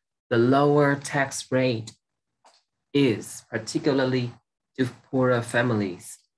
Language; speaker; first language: English; non-native, fluent; Vietnamese